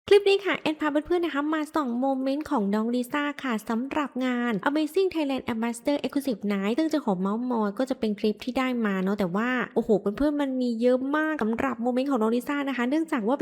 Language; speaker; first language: Thai; native; Thai